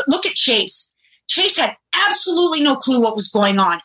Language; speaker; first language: English; early bilingual, other home language; German